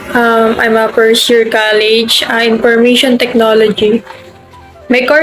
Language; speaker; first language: English; non-native, local second language; Filipino